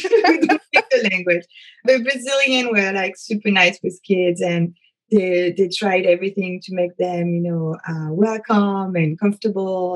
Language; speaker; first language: English; non-native, fluent; French